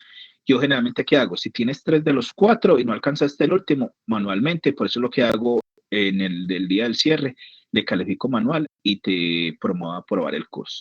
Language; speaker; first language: Spanish; native; Spanish